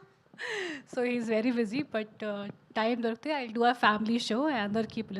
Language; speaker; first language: Telugu; non-native, local second language; Hindi